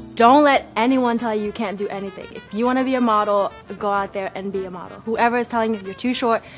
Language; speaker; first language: English; non-native, local second language; Swahili